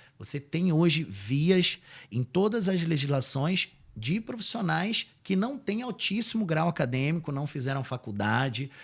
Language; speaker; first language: Portuguese; native; Portuguese